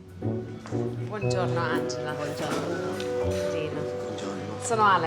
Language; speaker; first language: Italian; early bilingual, heritage; English